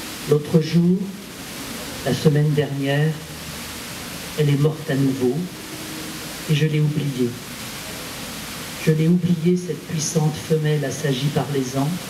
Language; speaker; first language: French; native; French